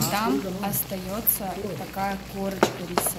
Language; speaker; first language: Russian; native; Russian